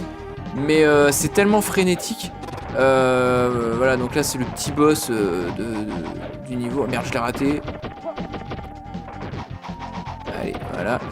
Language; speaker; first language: French; native; French